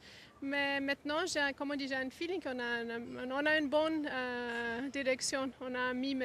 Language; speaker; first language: French; non-native, learner; Portuguese